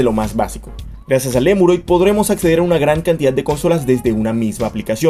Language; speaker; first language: Spanish; native; Spanish